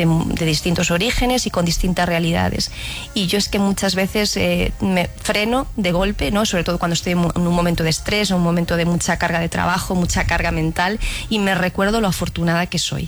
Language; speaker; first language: Spanish; native; Spanish